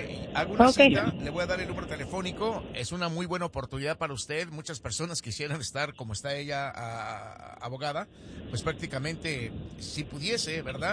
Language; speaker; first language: Spanish; native; Spanish